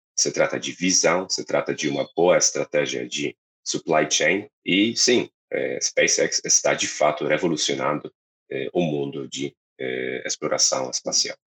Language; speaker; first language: Portuguese; non-native, fluent; Polish